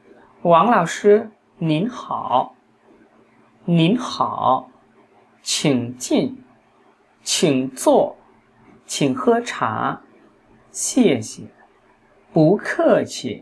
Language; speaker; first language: Chinese; non-native, fluent; Vietnamese